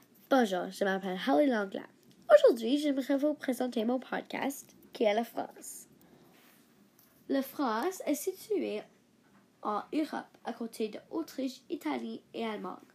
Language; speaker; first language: French; non-native, learner; English